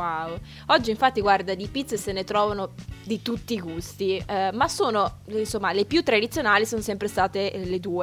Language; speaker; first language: Italian; native; Italian